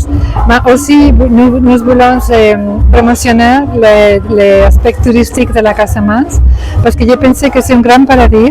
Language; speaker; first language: French; non-native, learner; Spanish